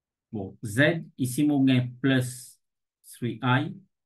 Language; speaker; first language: French; non-native, local second language; Morisyen